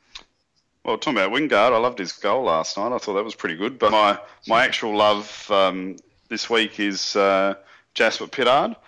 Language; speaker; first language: English; native; English